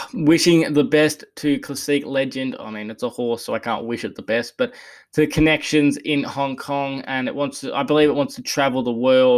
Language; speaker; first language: English; native; English